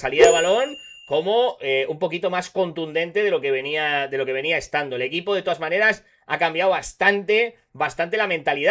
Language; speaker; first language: Spanish; native; Spanish